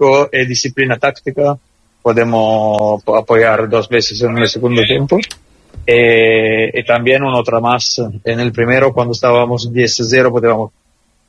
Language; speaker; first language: Spanish; non-native, learner; Italian